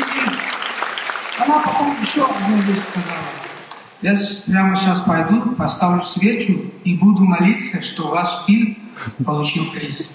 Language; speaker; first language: Russian; non-native, local second language; Tajik